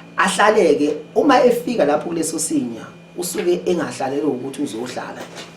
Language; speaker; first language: Zulu; native; Zulu